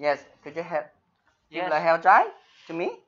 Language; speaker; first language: English; non-native, fluent; Chinese